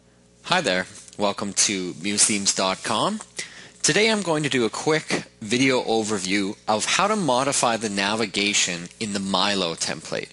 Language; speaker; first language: English; native; English